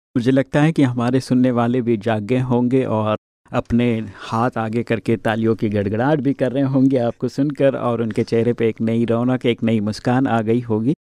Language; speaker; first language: Hindi; native; Hindi